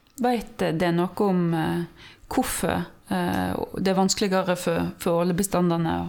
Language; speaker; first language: Norwegian; native; Norwegian